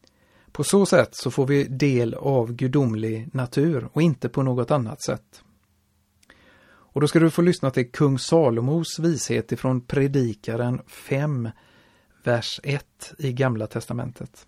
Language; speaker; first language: Swedish; native; Swedish